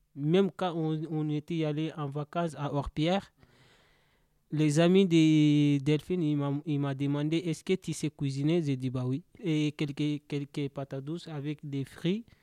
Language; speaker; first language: French; non-native, learner; Soninke